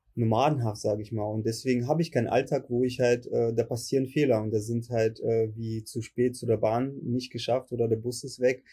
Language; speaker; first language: German; early bilingual, other home language; Russian